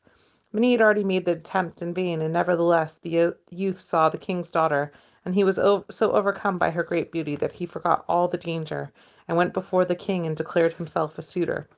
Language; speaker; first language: English; native; English